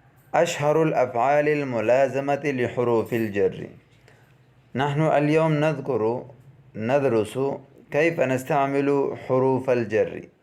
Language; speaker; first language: Arabic; non-native, fluent; Urdu